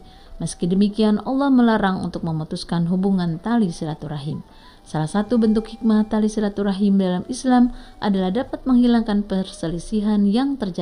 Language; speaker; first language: Indonesian; native; Indonesian